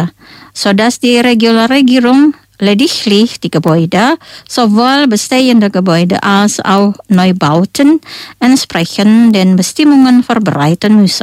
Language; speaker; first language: German; non-native, learner; Indonesian